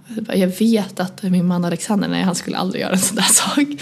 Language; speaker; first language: Swedish; native; Swedish